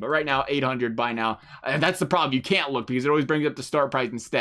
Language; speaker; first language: English; native; English